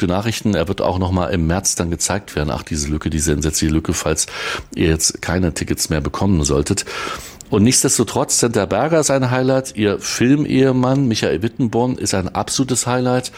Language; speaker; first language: German; native; German